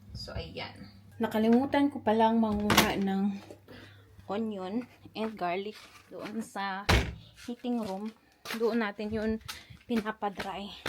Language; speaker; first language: Filipino; non-native, local second language; Cebuano